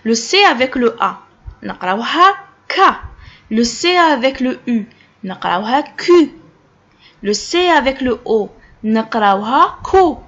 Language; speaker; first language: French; non-native, local second language; Arabic